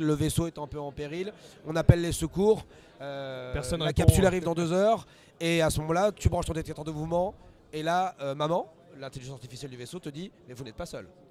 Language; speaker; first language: French; native; French